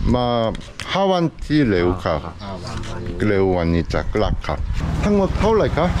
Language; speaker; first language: Thai; non-native, learner; Korean